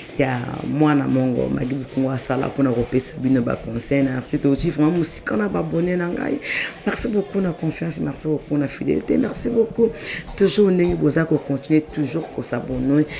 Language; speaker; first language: Lingala; non-native, local second language; Mongo